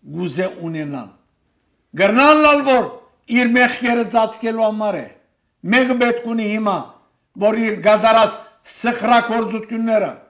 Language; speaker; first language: Armenian; native; Armenian